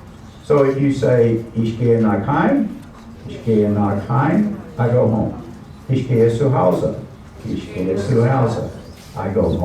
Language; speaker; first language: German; non-native, learner; English